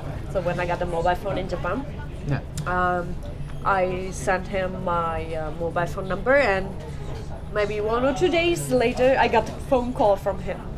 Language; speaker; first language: English; non-native, fluent; German